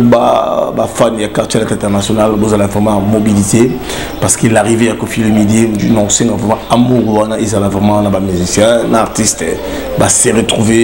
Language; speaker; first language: French; non-native, local second language; Lingala